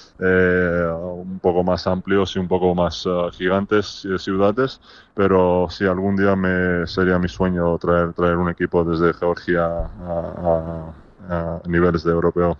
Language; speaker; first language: Spanish; non-native, fluent; Georgian